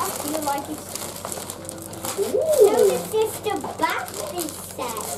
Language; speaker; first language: English; native; English